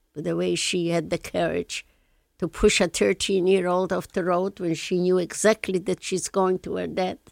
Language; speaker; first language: English; non-native, fluent; Polish